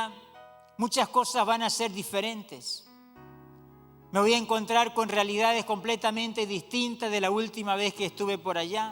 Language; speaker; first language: Spanish; native; Spanish